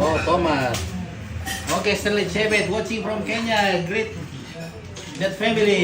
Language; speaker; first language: English; non-native, learner; Indonesian